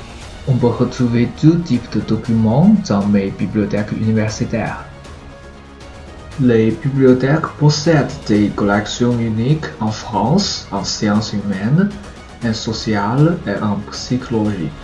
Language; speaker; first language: French; non-native, learner; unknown